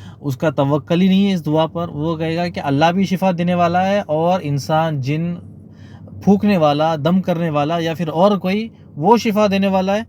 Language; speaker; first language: Urdu; native; Urdu